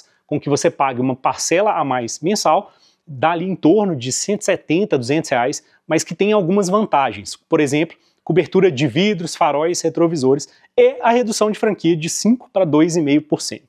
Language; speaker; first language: Portuguese; native; Portuguese